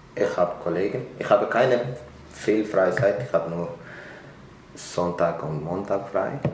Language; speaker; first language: German; non-native, fluent; Tigrinya